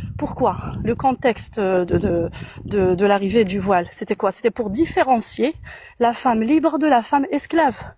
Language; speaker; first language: French; non-native, local second language; Arabic